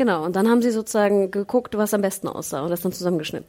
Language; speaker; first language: German; native; German